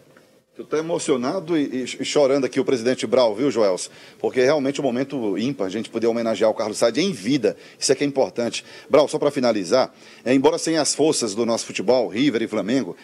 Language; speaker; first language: Portuguese; native; Portuguese